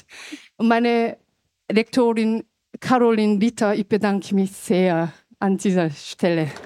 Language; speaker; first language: German; non-native, fluent; Korean